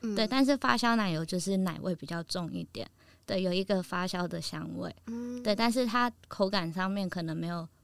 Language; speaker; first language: Chinese; non-native, local second language; Cantonese